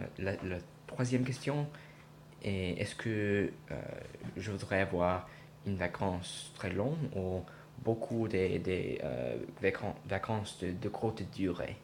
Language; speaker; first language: French; non-native, learner; English